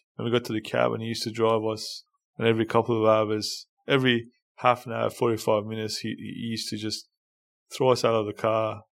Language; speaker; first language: English; non-native, fluent; Persian